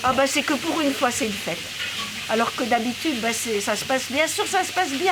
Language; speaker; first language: French; native; French